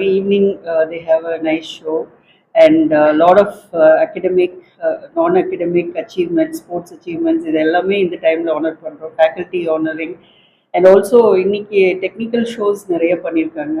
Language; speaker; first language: Tamil; native; Tamil